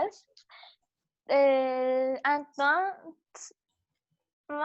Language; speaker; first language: English; non-native, learner; Turkish